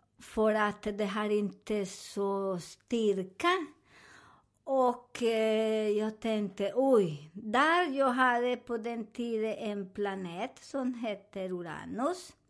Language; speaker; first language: Swedish; non-native, learner; Spanish